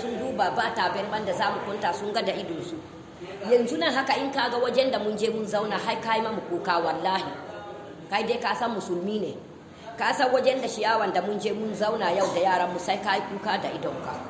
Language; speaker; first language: Hausa; non-native, local second language; Fula